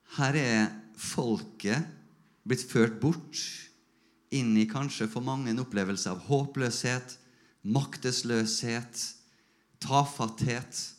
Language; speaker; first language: Norwegian; native; Norwegian